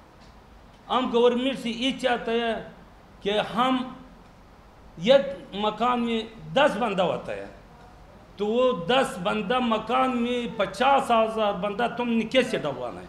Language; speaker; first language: Urdu; non-native, learner; Pashto